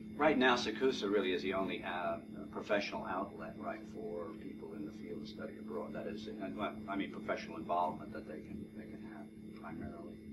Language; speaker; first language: English; native; English